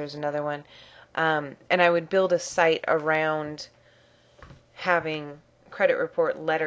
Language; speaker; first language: English; native; English